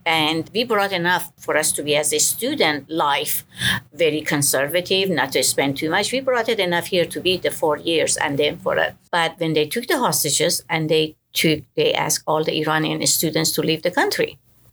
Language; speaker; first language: English; non-native, fluent; Persian